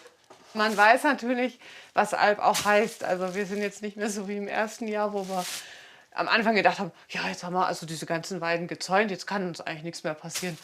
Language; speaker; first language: German; native; German